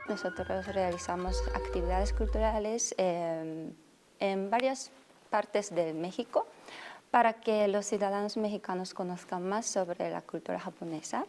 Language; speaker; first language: Spanish; non-native, fluent; Japanese